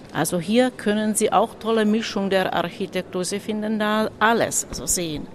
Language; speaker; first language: German; non-native, fluent; Czech